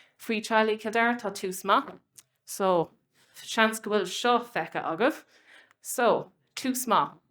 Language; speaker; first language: Irish; non-native, local second language; English